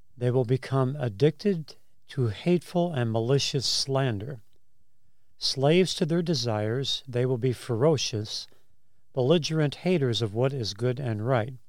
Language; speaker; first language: English; native; English